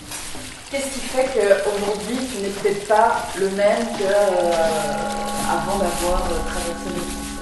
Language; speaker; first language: French; native; French